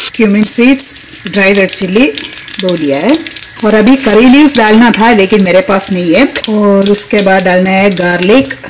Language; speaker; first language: Hindi; non-native, local second language; Malayalam